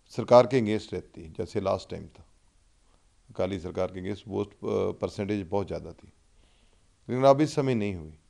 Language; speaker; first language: Hindi; non-native, local second language; Punjabi